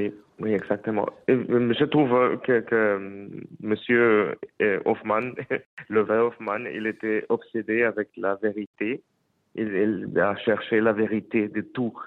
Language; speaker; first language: French; non-native, fluent; Spanish